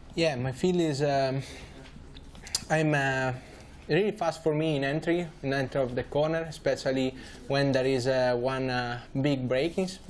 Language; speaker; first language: English; non-native, learner; Italian